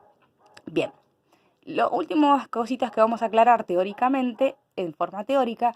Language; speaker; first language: Spanish; native; Spanish